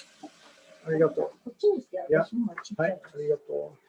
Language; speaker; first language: Japanese; non-native, learner; German